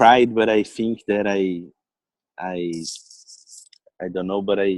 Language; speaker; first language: English; non-native, learner; Portuguese